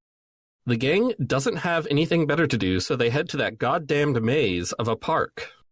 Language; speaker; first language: English; native; English